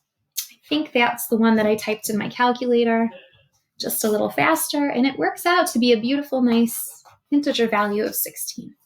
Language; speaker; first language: English; native; English